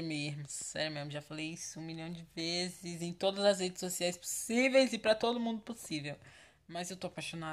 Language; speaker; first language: Portuguese; native; Portuguese